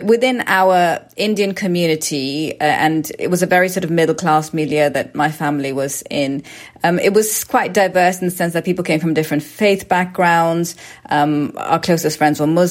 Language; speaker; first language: English; native; English